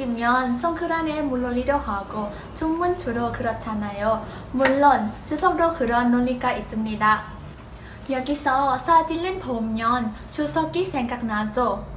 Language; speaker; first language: Korean; non-native, learner; Thai